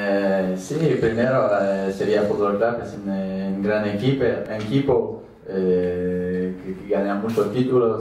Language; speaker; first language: Spanish; non-native, learner; Polish